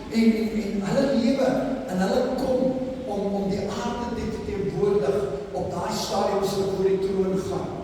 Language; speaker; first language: Afrikaans; non-native, local second language; English